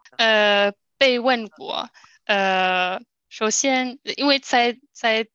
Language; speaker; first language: Chinese; non-native, learner; German